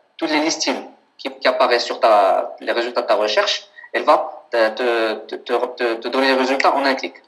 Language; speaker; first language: French; non-native, local second language; Arabic